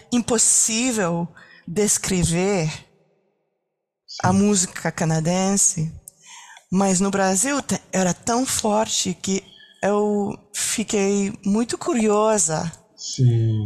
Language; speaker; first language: Portuguese; non-native, learner; French